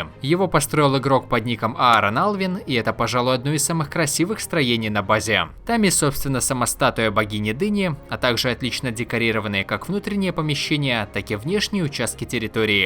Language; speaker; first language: Russian; native; Russian